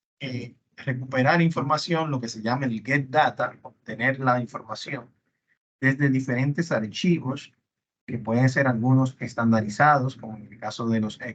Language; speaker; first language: Spanish; native; Spanish